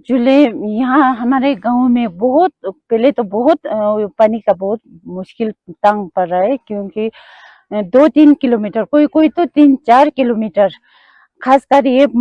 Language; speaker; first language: Hindi; non-native, local second language; Ladakhi